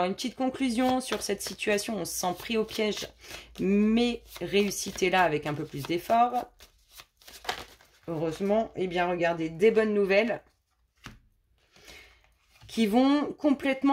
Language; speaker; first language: French; native; French